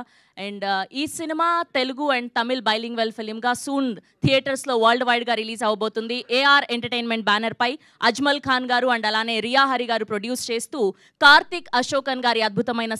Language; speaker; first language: Telugu; native; Telugu